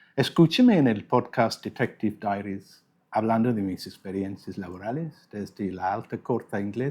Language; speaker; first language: Spanish; non-native, fluent; English